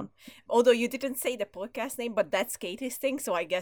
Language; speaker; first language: English; non-native, fluent; Hungarian